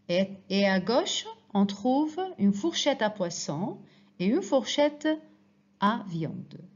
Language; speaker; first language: French; non-native, fluent; Arabic